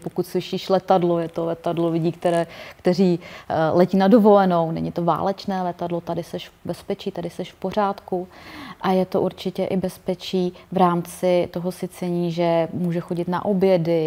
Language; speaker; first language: Czech; native; Czech